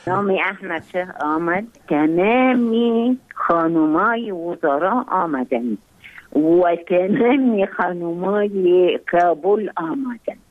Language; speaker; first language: Persian; non-native, fluent; Arabic